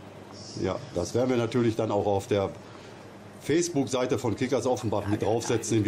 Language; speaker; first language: German; native; German